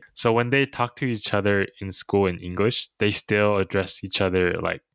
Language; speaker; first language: English; early bilingual, other home language; Chinese